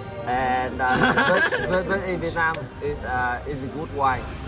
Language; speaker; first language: English; non-native, learner; Vietnamese